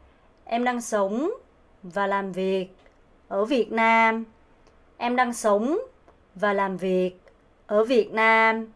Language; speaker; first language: Vietnamese; non-native, fluent; Korean